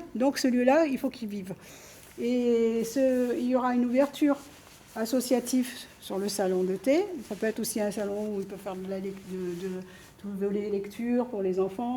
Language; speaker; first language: French; native; French